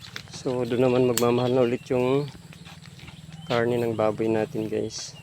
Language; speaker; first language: Filipino; native; Filipino